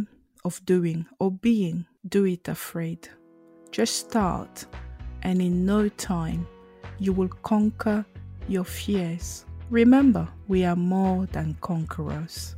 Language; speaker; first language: English; non-native, local second language; French